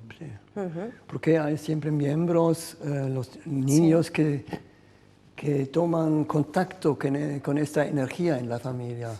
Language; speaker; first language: Spanish; non-native, fluent; German